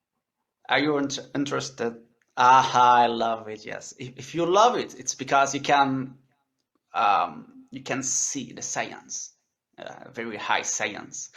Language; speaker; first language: English; non-native, learner; French